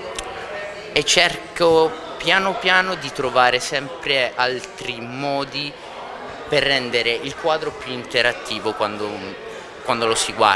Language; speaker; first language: Italian; native; Italian